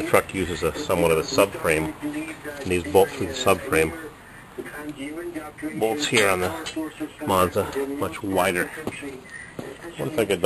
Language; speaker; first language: English; native; English